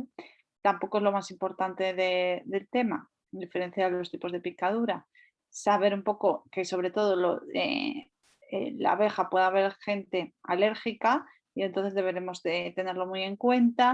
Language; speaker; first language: Spanish; native; Spanish